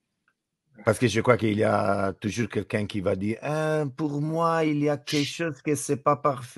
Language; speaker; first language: French; non-native, learner; Italian